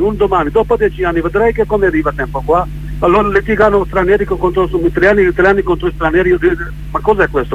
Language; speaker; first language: Italian; non-native, learner; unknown